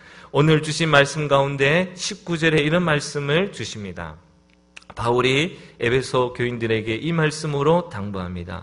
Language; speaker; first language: Korean; native; Korean